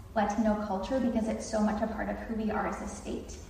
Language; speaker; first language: English; native; English